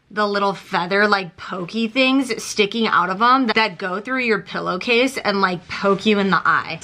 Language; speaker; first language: English; native; English